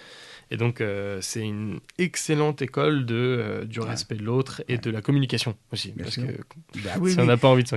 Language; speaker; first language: French; native; French